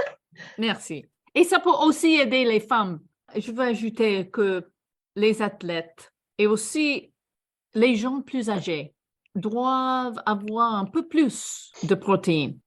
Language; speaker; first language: French; non-native, fluent; English